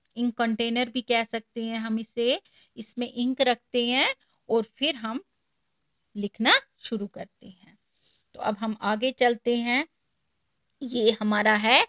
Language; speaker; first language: Hindi; native; Hindi